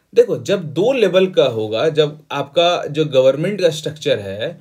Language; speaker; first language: Hindi; native; Hindi